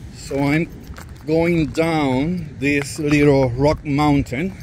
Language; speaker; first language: English; non-native, local second language; Spanish